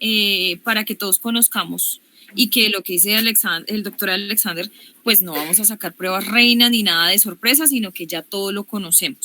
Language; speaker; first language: Spanish; native; Spanish